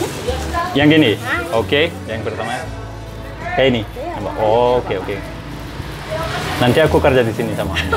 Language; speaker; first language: Indonesian; non-native, learner; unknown